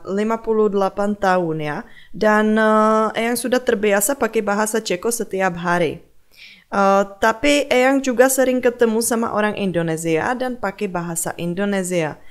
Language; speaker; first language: Indonesian; non-native, fluent; Czech